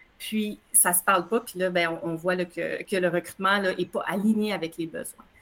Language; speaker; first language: French; native; French